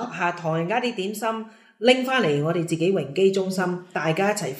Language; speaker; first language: Cantonese; native; Cantonese